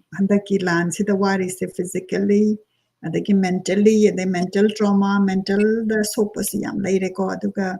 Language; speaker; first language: Manipuri; native; Manipuri